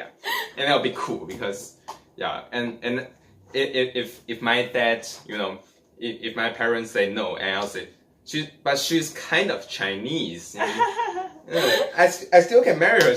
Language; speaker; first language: English; non-native, learner; Chinese